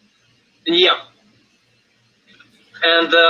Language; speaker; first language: English; non-native, fluent; Russian